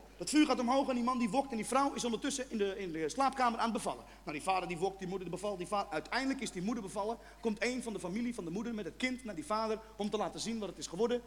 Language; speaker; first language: Dutch; non-native, fluent; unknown